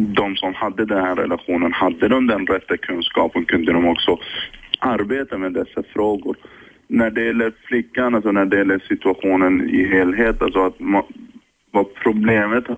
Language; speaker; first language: Swedish; early bilingual, other home language; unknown